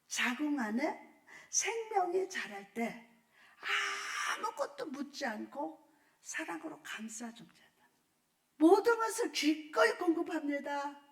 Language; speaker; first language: Korean; native; Korean